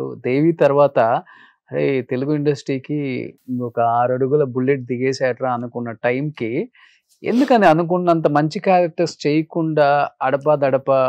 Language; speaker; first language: Telugu; native; Telugu